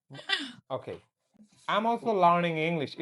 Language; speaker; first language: English; non-native, learner; Bangla